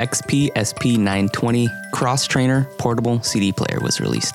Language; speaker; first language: English; native; English